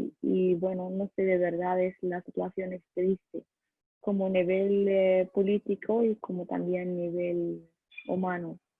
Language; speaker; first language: Spanish; non-native, learner; Arabic